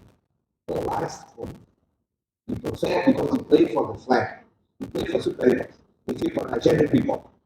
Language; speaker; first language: English; non-native, learner; Portuguese